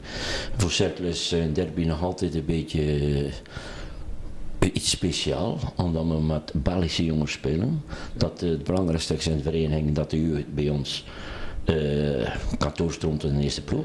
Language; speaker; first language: Dutch; native; Dutch